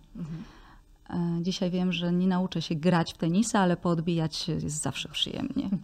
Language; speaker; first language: Polish; native; Polish